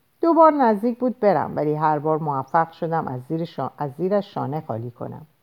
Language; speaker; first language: Persian; native; Persian